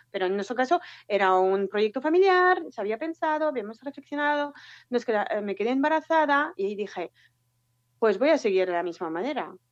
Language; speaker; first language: Spanish; non-native, fluent; French